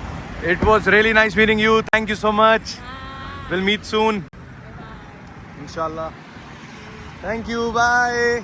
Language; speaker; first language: English; non-native, local second language; Hindi